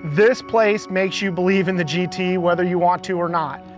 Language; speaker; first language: English; native; English